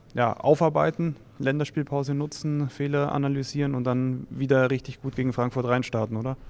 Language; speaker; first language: German; native; German